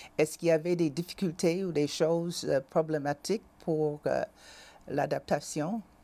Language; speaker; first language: French; native; French